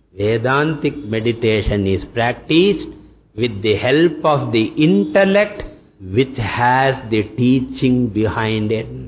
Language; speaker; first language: English; non-native, local second language; Tamil